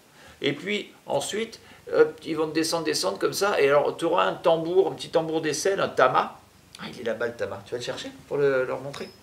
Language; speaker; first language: French; native; French